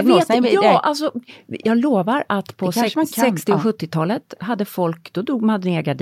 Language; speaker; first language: Swedish; native; Swedish